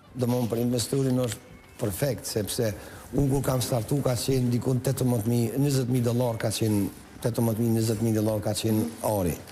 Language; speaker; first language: Albanian; native; Albanian